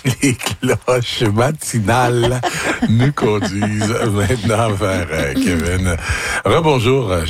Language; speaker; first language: French; native; French